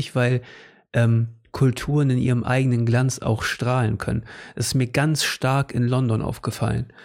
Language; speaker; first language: German; early bilingual, other home language; Portuguese